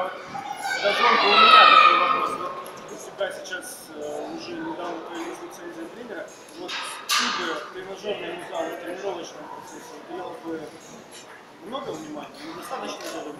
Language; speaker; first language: Russian; native; Russian